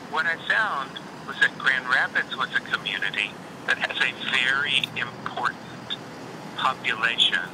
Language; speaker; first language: English; early bilingual, other home language; Spanish